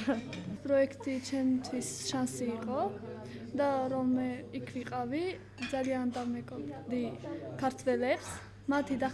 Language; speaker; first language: Georgian; non-native, local second language; Armenian